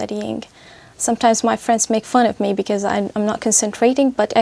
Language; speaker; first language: English; non-native, fluent; Arabic